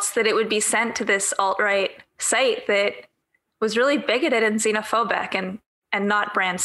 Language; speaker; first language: English; native; English